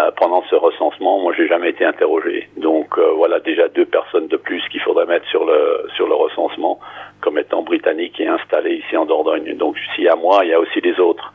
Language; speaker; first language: French; non-native, fluent; English